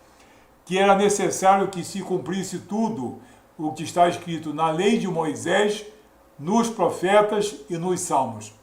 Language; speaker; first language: Portuguese; native; Portuguese